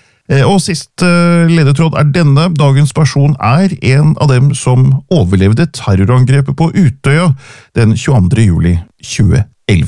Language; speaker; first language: Norwegian; native; Norwegian